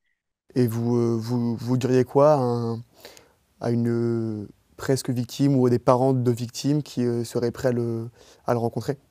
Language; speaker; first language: French; native; French